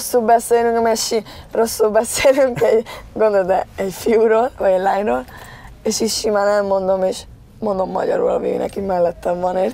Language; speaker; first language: Hungarian; early bilingual, heritage; Spanish